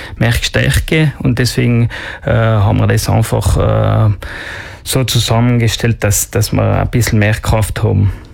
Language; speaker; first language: German; non-native, local second language; Ladin